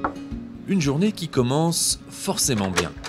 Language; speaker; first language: French; native; French